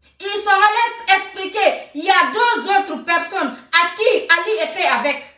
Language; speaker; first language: French; non-native, local second language; Susu